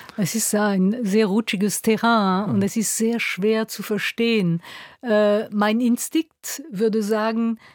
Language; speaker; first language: German; non-native, local second language; French